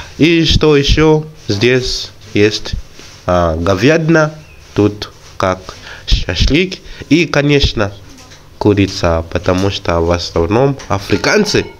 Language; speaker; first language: Russian; non-native, fluent; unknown